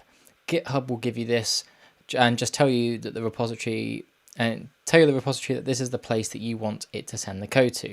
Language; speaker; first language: English; native; English